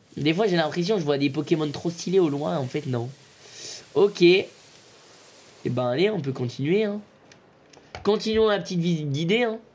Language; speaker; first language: French; native; French